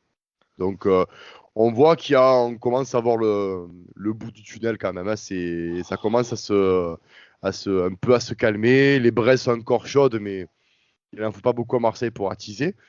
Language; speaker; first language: French; native; French